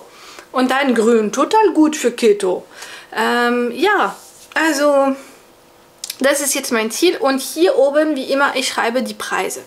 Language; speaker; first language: German; non-native, fluent; French